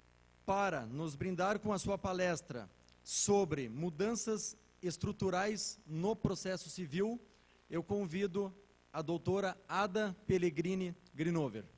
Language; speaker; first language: Portuguese; native; Portuguese